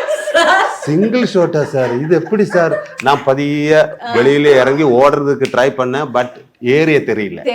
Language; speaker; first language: Tamil; non-native, learner; Malayalam